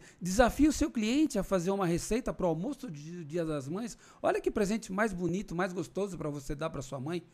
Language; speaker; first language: Portuguese; native; Portuguese